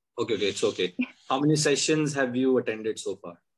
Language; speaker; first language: English; non-native, local second language; Hindi